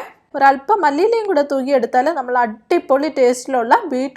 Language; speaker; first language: Malayalam; native; Malayalam